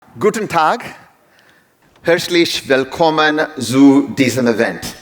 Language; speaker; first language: German; non-native, learner; English